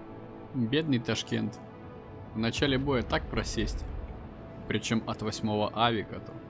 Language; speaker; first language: Russian; native; Russian